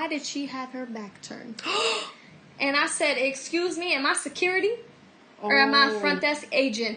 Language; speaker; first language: English; non-native, fluent; Albanian